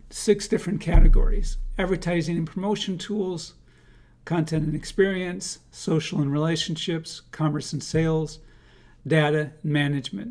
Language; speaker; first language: English; native; English